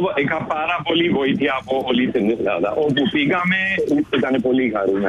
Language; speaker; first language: Greek; non-native, fluent; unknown